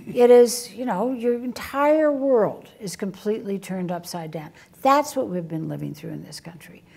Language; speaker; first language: English; native; English